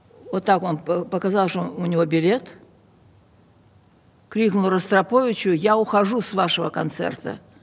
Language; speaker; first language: Russian; native; Russian